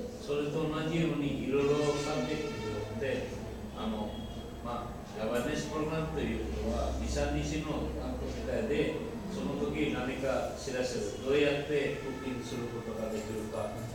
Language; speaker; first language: Japanese; non-native, learner; Bangla